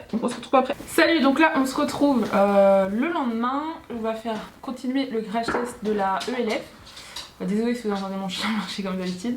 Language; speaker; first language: French; native; French